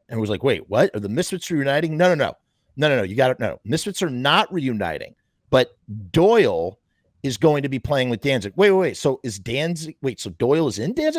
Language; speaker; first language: English; native; English